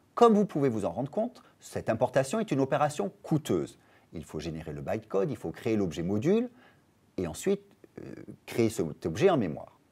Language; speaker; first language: French; native; French